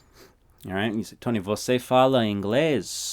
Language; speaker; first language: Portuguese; non-native, fluent; English